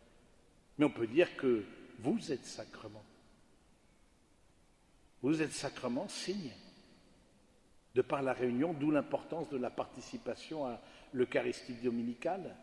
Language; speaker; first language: French; native; French